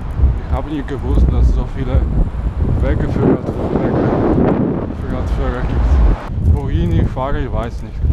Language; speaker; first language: German; non-native, learner; Polish